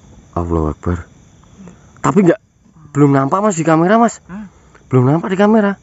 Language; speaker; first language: Indonesian; native; Indonesian